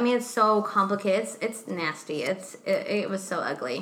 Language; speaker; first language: English; non-native, fluent; Spanish